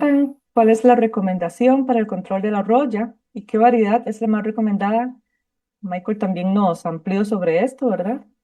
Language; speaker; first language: Spanish; native; Spanish